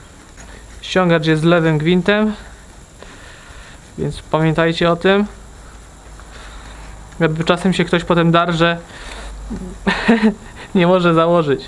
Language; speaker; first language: Polish; native; Polish